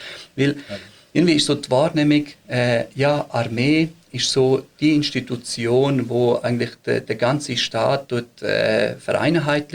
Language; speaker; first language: German; early bilingual, other home language; Bosnian